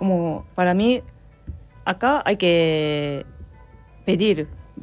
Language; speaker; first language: Spanish; non-native, learner; Japanese